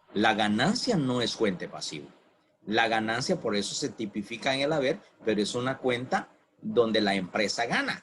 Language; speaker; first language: Spanish; native; Spanish